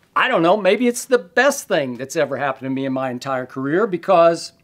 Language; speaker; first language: English; native; English